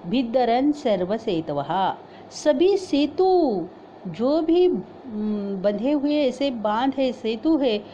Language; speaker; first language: Hindi; non-native, local second language; Marathi